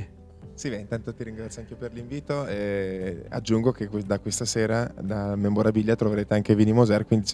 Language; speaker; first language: Italian; native; Italian